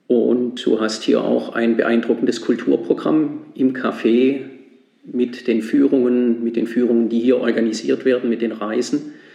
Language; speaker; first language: German; native; German